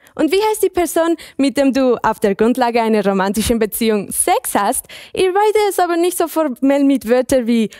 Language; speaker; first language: German; non-native, fluent; Spanish